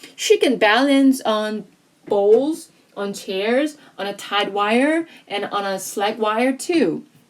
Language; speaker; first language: English; non-native, fluent; Korean